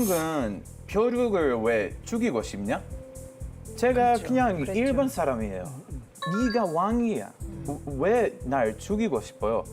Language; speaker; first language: Korean; non-native, fluent; Hebrew